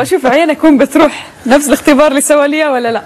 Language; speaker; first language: Arabic; native; Arabic